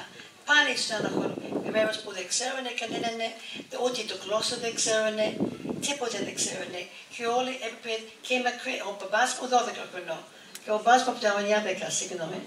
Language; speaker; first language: Greek; early bilingual, heritage; English